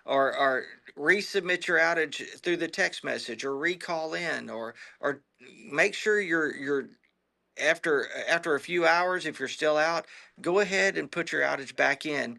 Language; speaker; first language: English; native; English